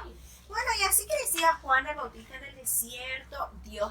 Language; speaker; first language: Spanish; native; Spanish